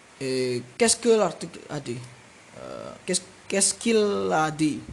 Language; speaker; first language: French; non-native, learner; Indonesian